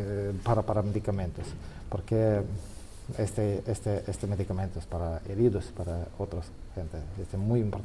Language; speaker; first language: Spanish; non-native, learner; Ukrainian